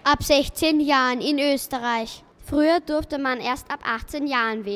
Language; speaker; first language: German; native; German